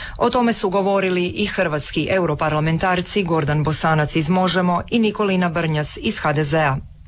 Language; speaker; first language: Croatian; native; Croatian